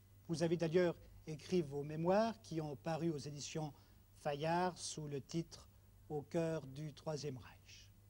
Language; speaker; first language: French; native; French